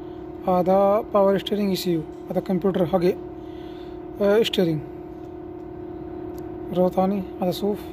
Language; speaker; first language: Arabic; non-native, learner; Urdu